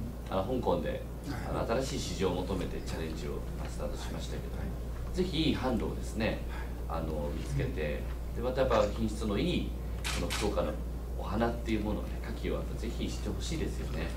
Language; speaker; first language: Japanese; native; Japanese